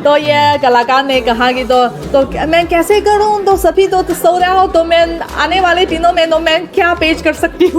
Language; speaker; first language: Hindi; non-native, learner; Chinese